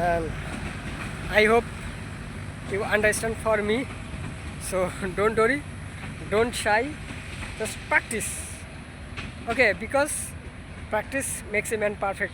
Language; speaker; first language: English; non-native, learner; Bangla